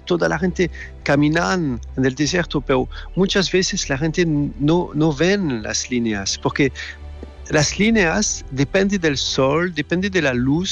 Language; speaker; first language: Spanish; non-native, fluent; French